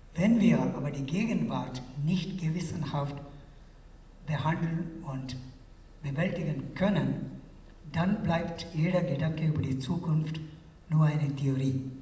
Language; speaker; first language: German; non-native, fluent; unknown